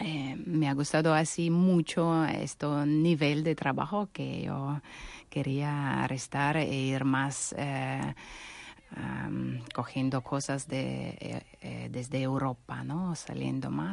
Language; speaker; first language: Spanish; non-native, learner; Russian